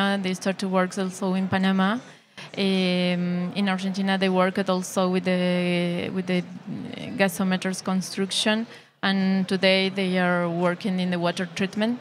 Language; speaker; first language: English; non-native, learner; Spanish